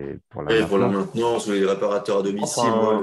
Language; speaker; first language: French; native; French